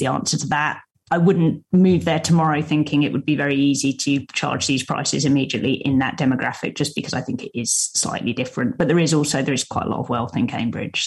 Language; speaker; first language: English; native; English